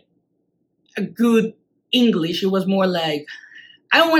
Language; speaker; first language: English; non-native, fluent; Spanish